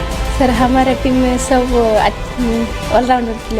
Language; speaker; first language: Hindi; non-native, local second language; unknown